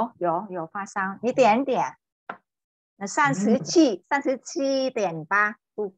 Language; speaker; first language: Chinese; non-native, learner; Vietnamese